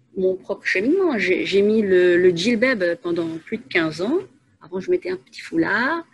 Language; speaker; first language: French; native; French